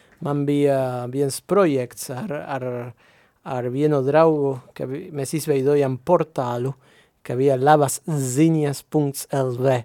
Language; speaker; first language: Latvian; non-native, fluent; Spanish